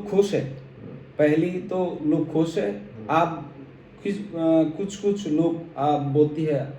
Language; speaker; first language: Hindi; non-native, fluent; Bangla